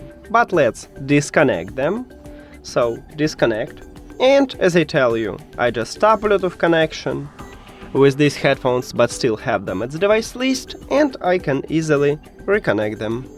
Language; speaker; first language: English; non-native, fluent; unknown